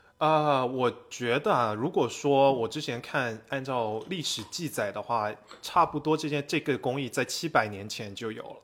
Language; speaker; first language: Chinese; native; Chinese